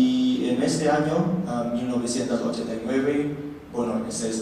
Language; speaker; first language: Spanish; non-native, learner; Indonesian